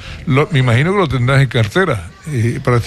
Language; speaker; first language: Spanish; native; Spanish